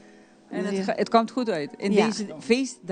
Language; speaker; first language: Dutch; non-native, local second language; Papiamento